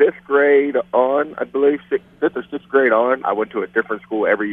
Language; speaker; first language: English; native; English